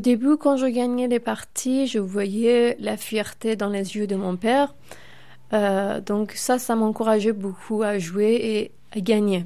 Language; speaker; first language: French; non-native, fluent; Persian